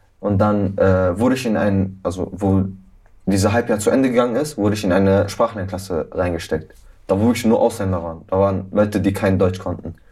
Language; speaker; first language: German; early bilingual, other home language; Arabic